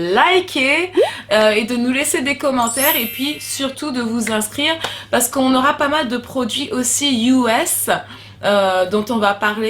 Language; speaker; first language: French; native; French